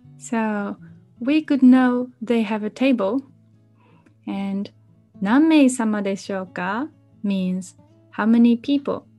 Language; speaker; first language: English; non-native, fluent; Japanese